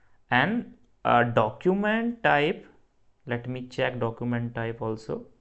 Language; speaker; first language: English; non-native, local second language; Hindi